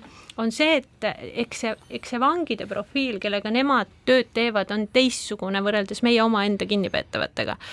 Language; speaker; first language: Estonian; native; Estonian